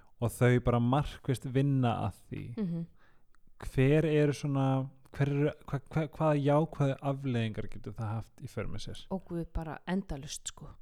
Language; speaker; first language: Icelandic; native; Icelandic